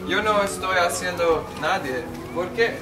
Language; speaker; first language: Spanish; non-native, learner; English